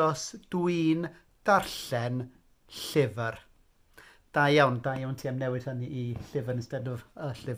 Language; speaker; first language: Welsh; non-native, fluent; English